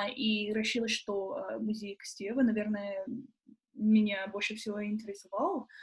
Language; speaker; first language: Russian; non-native, fluent; English